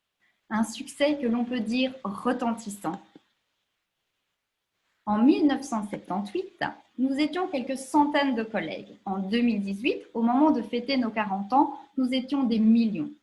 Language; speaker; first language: French; native; French